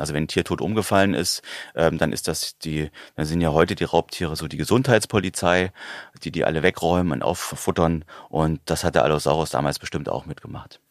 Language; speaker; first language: German; native; German